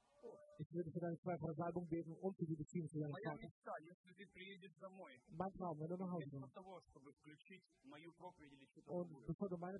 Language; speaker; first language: German; non-native, fluent; Russian